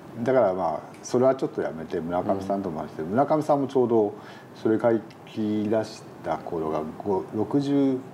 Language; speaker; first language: Japanese; native; Japanese